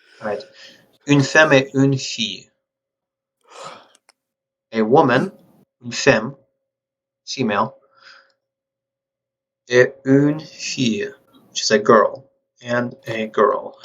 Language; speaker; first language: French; non-native, learner; English